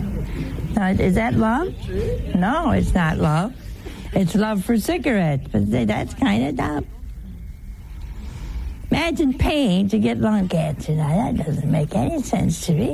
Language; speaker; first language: English; native; English